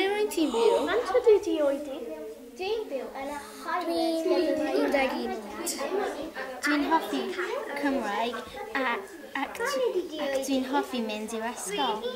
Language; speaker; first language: Welsh; non-native, learner; English